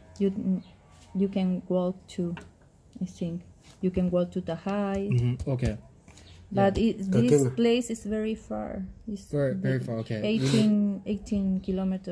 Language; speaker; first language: English; non-native, learner; Spanish